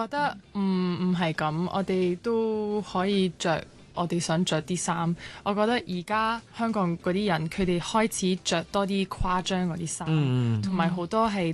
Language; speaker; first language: Cantonese; early bilingual, other home language; French